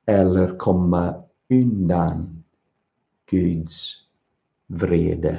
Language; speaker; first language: Swedish; non-native, fluent; English